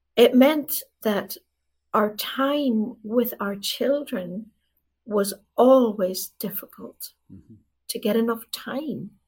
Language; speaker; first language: English; native; English